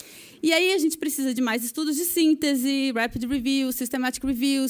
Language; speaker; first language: Portuguese; native; Portuguese